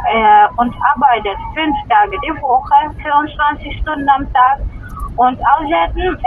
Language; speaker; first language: German; non-native, learner; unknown